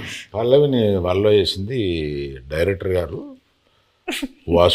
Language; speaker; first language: Telugu; native; Telugu